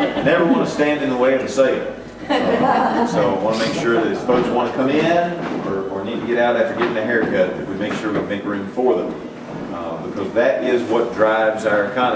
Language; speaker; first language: English; native; English